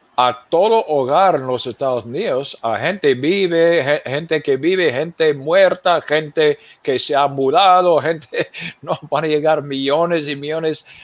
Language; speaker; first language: Spanish; non-native, fluent; English